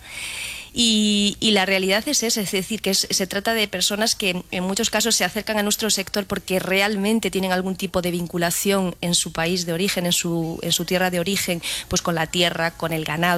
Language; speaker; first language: Spanish; native; Spanish